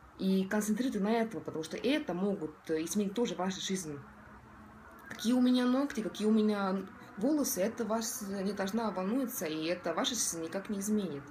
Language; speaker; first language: Russian; non-native, local second language; Estonian